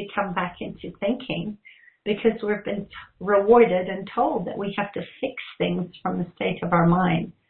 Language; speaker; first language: English; native; English